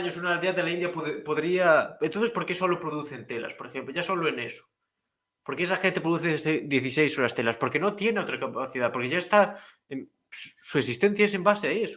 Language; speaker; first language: Spanish; native; Spanish